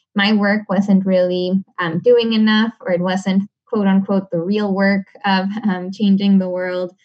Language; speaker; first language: English; non-native, fluent; Spanish